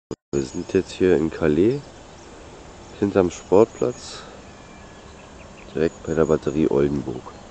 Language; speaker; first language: German; native; German